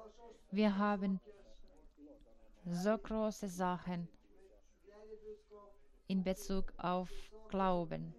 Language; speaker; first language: German; non-native, fluent; Finnish